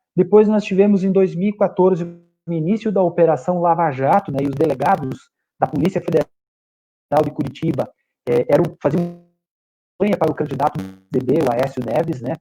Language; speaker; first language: Portuguese; native; Portuguese